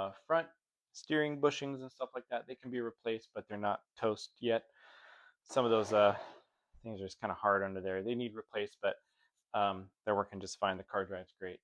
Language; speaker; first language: English; native; English